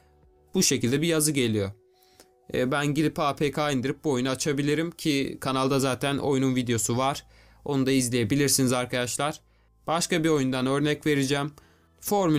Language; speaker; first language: Turkish; native; Turkish